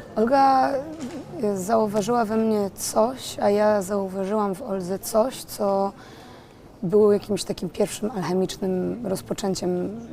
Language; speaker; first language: Polish; native; Polish